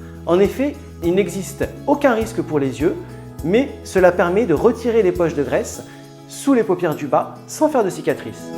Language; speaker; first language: French; native; French